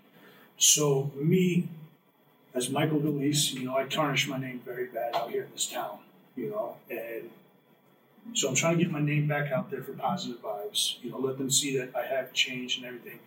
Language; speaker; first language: English; native; English